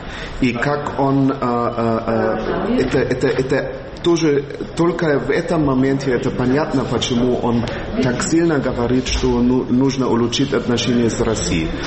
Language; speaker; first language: Russian; non-native, fluent; German